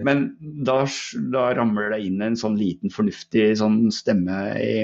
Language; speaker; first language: Norwegian; native; Norwegian